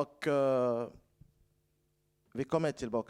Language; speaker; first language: Swedish; non-native, learner; Lingala